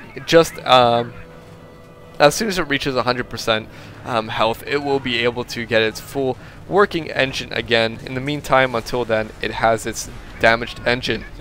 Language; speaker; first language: English; native; English